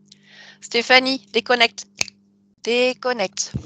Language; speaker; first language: French; native; French